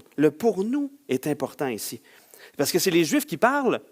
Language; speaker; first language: French; native; French